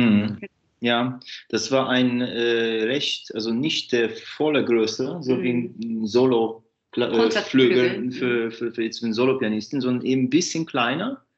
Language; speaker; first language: German; non-native, fluent; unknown